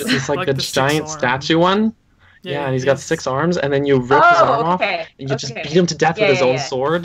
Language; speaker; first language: English; native; English